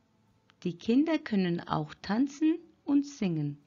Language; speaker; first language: German; non-native, fluent; Turkish